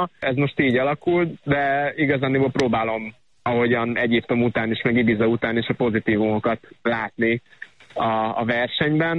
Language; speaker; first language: Hungarian; native; Hungarian